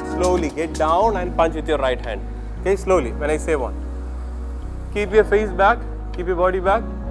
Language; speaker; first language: English; non-native, local second language; Malayalam